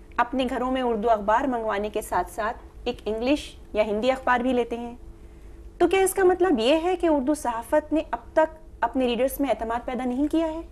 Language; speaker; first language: Urdu; native; Urdu